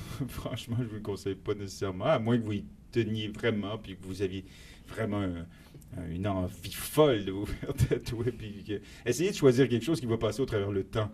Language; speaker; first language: French; native; French